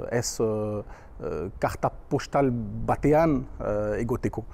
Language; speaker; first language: Basque; non-native, local second language; French